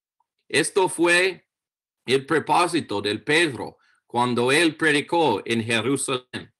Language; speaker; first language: Spanish; non-native, learner; English